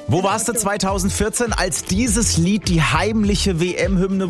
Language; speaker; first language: German; native; German